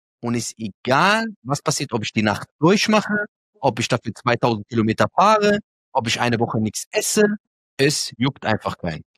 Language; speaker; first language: German; early bilingual, other home language; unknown